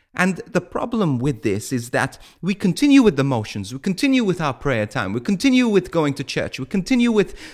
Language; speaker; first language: English; non-native, fluent; Maltese